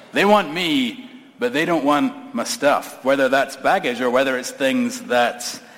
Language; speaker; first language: English; native; English